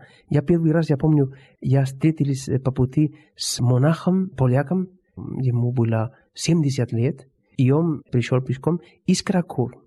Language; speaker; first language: Russian; non-native, fluent; Spanish